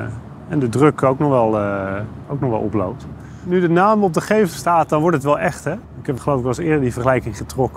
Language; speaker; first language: Dutch; native; Dutch